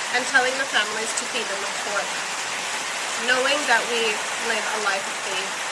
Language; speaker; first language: English; native; English